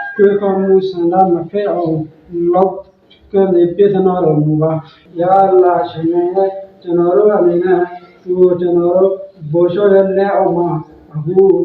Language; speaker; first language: Burmese; non-native, local second language; Rohingya